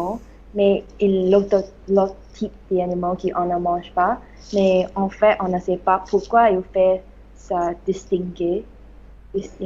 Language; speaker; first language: French; non-native, learner; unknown